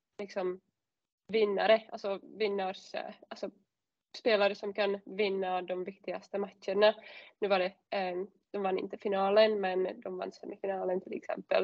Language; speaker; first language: Swedish; non-native, fluent; Czech